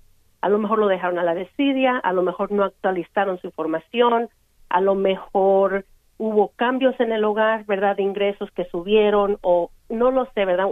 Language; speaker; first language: Spanish; native; Spanish